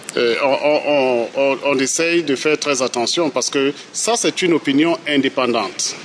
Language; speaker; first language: French; native; French